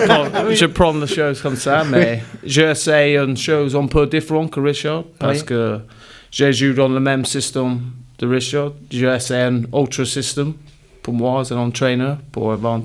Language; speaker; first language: French; non-native, learner; English